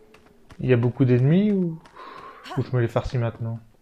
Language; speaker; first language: French; native; French